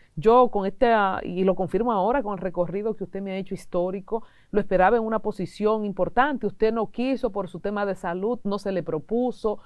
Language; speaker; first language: Spanish; native; Spanish